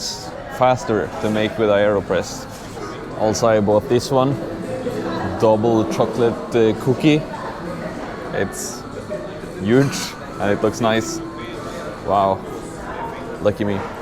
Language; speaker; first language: English; non-native, fluent; Norwegian